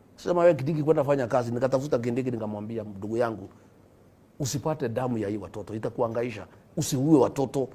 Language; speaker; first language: Swahili; non-native, local second language; Kikuyu